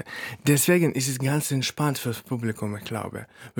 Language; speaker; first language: German; non-native, fluent; Russian